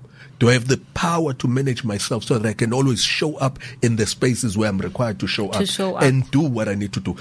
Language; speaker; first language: English; non-native, local second language; Zulu